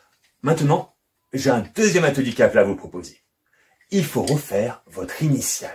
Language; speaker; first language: French; native; French